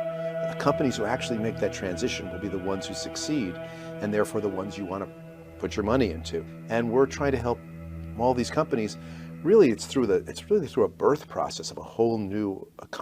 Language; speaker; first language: English; native; English